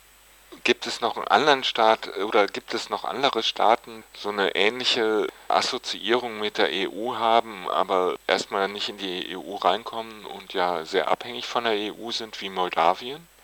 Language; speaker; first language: German; native; German